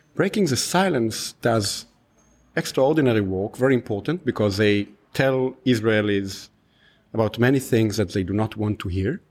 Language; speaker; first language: English; non-native, fluent; Hebrew